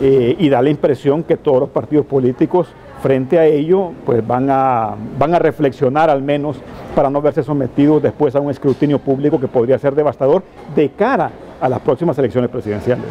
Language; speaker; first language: Spanish; native; Spanish